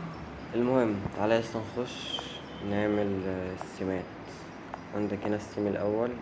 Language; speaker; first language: Arabic; native; Arabic